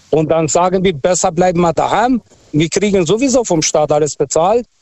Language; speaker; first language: German; non-native, fluent; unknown